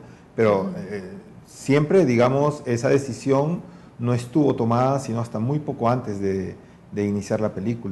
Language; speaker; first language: Spanish; native; Spanish